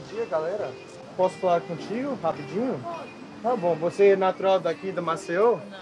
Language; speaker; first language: Portuguese; non-native, fluent; English